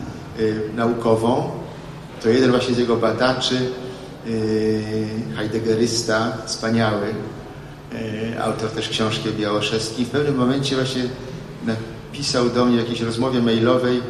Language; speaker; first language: Polish; native; Polish